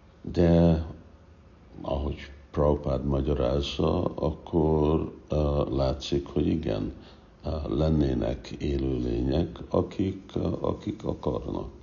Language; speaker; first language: Hungarian; non-native, fluent; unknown